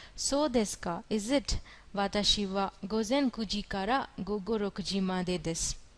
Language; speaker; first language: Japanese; non-native, fluent; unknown